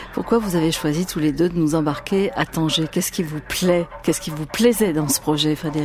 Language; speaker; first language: French; native; French